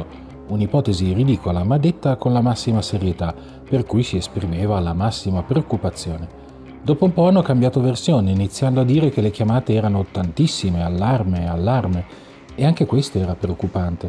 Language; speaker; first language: Italian; native; Italian